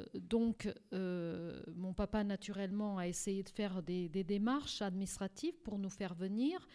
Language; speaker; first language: French; early bilingual, other home language; Portuguese